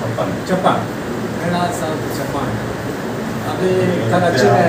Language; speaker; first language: Hindi; non-native, learner; Japanese